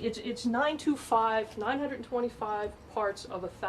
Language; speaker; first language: English; native; English